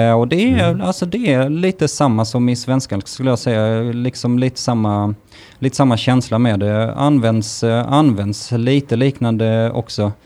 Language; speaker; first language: Swedish; early bilingual, other home language; Russian